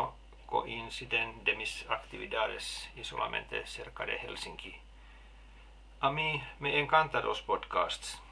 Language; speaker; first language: Spanish; non-native, learner; Finnish